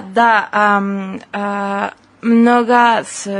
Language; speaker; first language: Russian; non-native, learner; Spanish